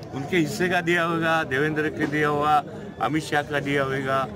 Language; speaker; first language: Hindi; non-native, local second language; Marathi